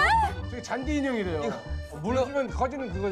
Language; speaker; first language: Korean; native; Korean